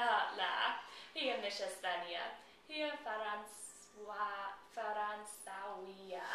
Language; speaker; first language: Arabic; non-native, learner; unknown